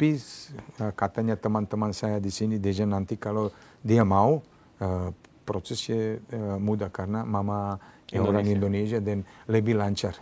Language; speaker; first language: Indonesian; non-native, fluent; Serbian